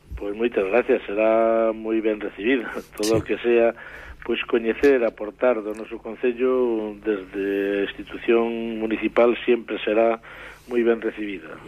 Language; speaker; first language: Galician; native; Galician